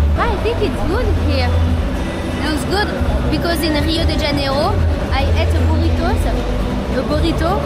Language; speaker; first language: English; non-native, learner; Spanish